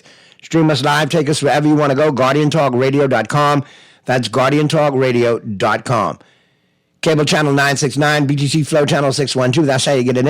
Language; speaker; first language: English; native; English